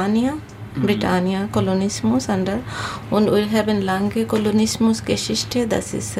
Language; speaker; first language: German; non-native, learner; Bangla